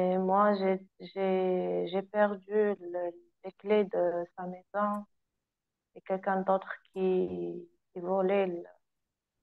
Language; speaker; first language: French; non-native, learner; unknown